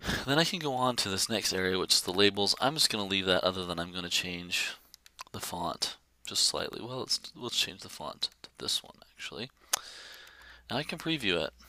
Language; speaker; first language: English; native; English